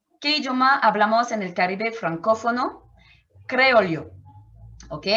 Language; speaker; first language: Spanish; non-native, fluent; French